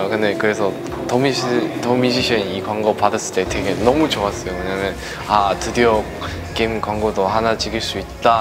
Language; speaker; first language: Korean; non-native, learner; Chinese